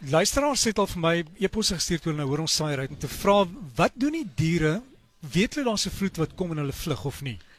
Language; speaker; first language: Afrikaans; native; Afrikaans